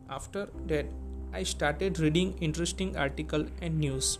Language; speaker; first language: English; non-native, local second language; Gujarati